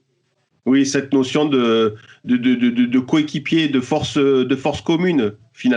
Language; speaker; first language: French; native; French